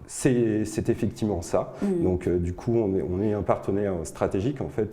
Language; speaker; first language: French; native; French